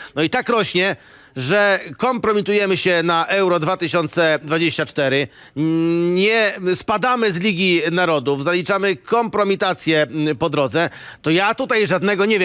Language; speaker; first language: Polish; native; Polish